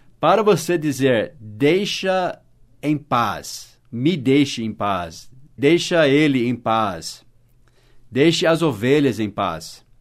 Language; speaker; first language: Portuguese; non-native, fluent; English